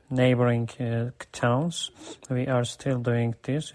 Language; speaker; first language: English; non-native, fluent; Turkish